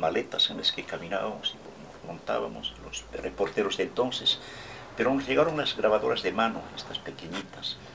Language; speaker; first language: Spanish; native; Spanish